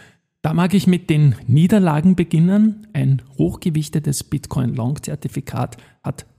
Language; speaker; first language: German; native; German